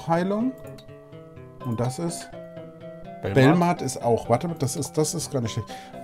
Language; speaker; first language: German; native; German